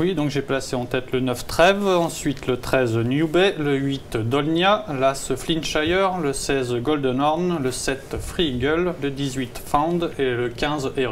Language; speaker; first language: French; native; French